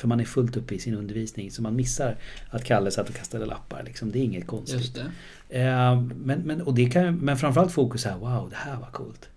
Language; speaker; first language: Swedish; native; Swedish